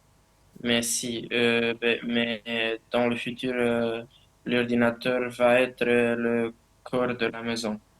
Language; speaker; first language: French; non-native, learner; Romanian